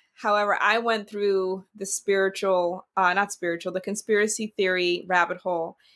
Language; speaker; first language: English; early bilingual, other home language; Dutch